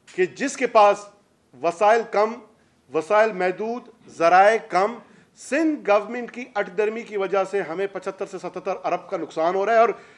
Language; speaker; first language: Urdu; non-native, local second language; Baluchi